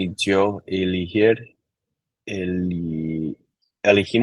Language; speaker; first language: Spanish; non-native, learner; English